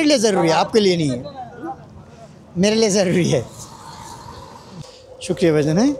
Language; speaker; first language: Hindi; non-native, fluent; Bangla